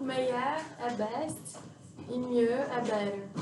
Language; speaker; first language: French; non-native, fluent; Portuguese